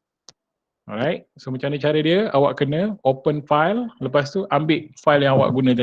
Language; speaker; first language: Malay; native; Malay